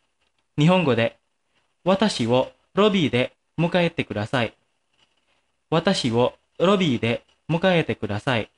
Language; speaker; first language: Japanese; non-native, fluent; Indonesian